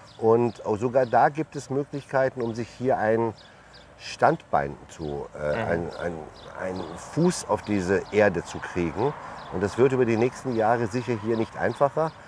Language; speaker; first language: German; early bilingual, other home language; Turkish